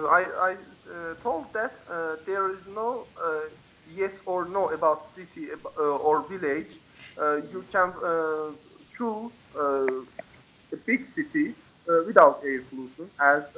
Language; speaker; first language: English; non-native, learner; Persian